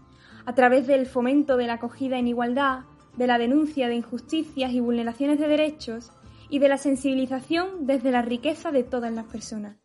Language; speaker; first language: Spanish; native; Spanish